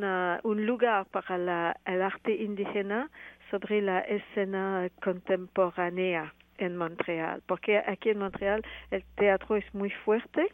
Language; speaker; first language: Spanish; non-native, fluent; French